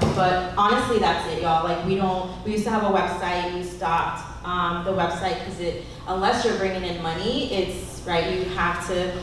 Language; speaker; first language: English; native; English